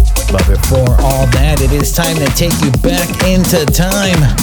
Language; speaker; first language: English; native; English